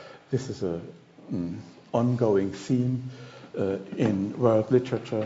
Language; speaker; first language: English; non-native, fluent; German